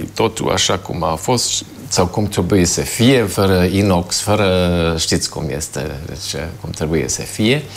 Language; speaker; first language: Romanian; non-native, fluent; German